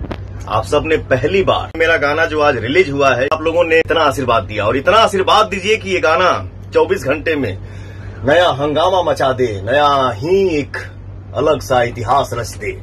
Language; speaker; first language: Hindi; non-native, local second language; Bhojpuri